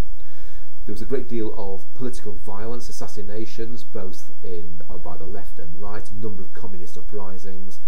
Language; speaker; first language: English; native; English